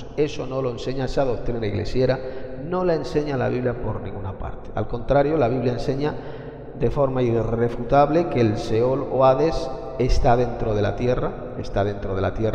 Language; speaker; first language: Spanish; native; Spanish